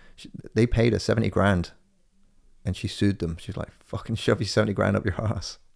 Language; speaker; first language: English; native; English